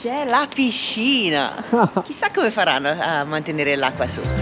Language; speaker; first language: Italian; native; Italian